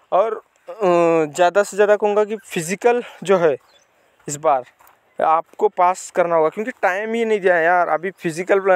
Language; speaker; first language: Hindi; non-native, local second language; Marathi